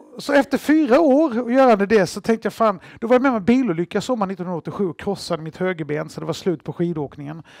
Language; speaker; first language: Swedish; native; Swedish